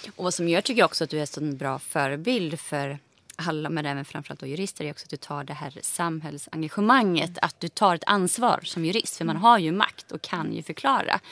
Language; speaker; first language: Swedish; early bilingual, other home language; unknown